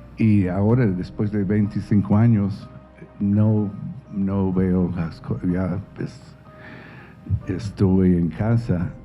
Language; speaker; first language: Spanish; non-native, fluent; English